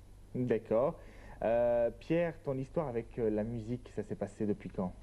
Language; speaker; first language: French; native; French